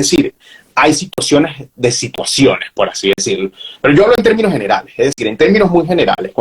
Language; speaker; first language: Spanish; native; Spanish